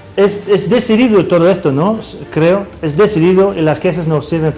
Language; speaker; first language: Spanish; non-native, fluent; English